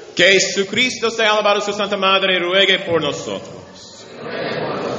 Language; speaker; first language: Spanish; non-native, learner; English